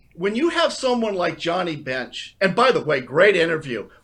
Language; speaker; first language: English; native; English